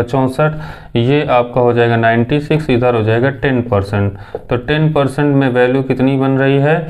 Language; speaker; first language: Hindi; native; Hindi